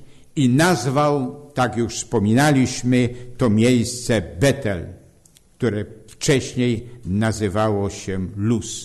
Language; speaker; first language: Polish; native; Polish